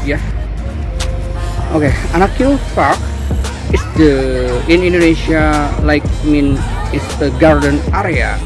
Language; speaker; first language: English; non-native, learner; Indonesian